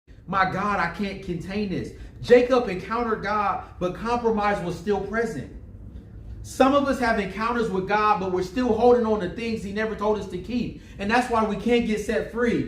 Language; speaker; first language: English; native; English